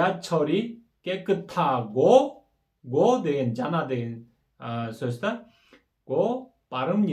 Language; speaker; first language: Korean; non-native, fluent; Kyrgyz